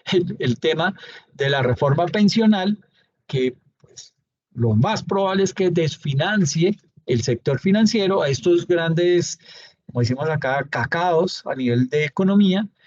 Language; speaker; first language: Spanish; native; Spanish